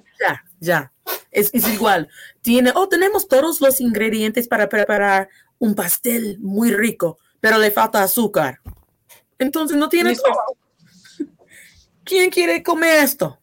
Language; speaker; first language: Spanish; non-native, fluent; English